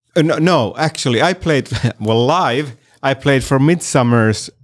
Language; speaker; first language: English; non-native, fluent; Finnish